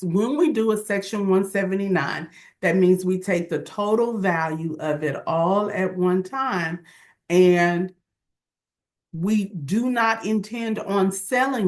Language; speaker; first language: English; native; English